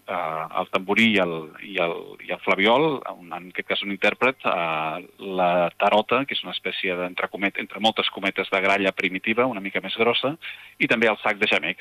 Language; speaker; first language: Catalan; native; Catalan